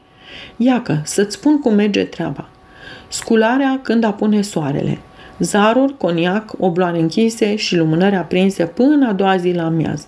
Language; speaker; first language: Romanian; native; Romanian